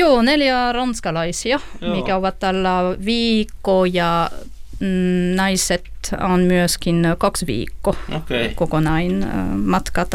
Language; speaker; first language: Finnish; non-native, fluent; French